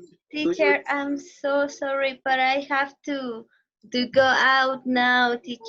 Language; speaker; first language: English; non-native, learner; Spanish